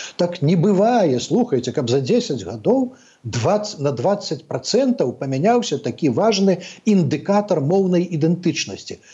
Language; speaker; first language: Belarusian; native; Belarusian